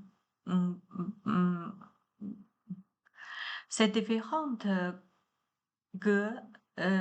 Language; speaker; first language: French; non-native, learner; Chinese